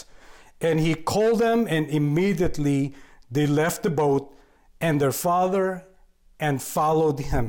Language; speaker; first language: English; non-native, local second language; Filipino